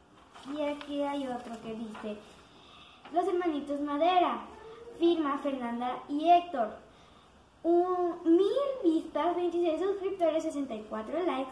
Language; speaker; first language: Spanish; native; Spanish